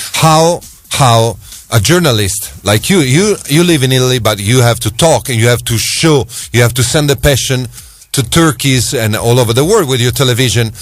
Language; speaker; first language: English; non-native, fluent; Italian